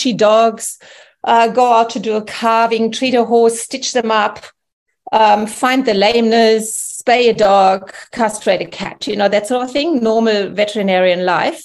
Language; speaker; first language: English; non-native, fluent; German